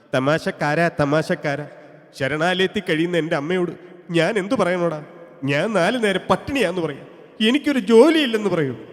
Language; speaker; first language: Malayalam; native; Malayalam